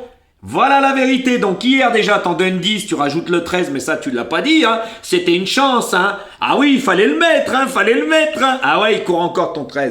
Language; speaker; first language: French; native; French